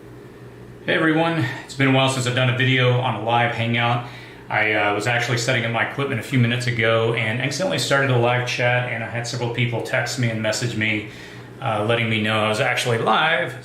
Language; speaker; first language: English; native; English